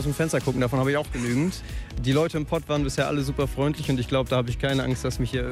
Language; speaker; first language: German; native; German